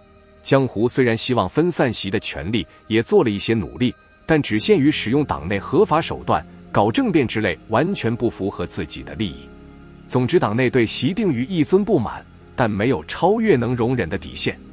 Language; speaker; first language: Chinese; native; Chinese